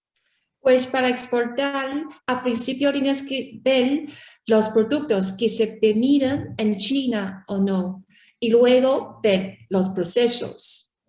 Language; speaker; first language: Spanish; non-native, learner; Chinese